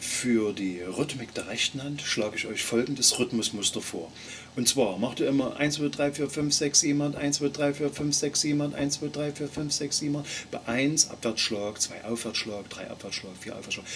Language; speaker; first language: German; native; German